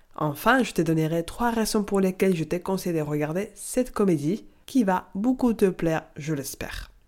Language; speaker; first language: French; non-native, fluent; Spanish